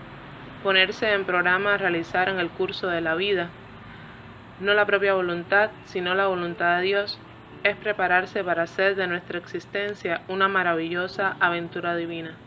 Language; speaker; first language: Spanish; native; Spanish